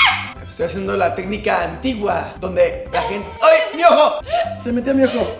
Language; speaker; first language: Spanish; native; Spanish